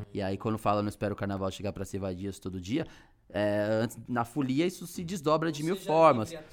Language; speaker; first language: Portuguese; native; Portuguese